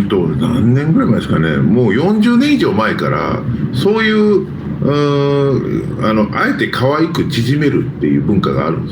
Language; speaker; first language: Japanese; native; Japanese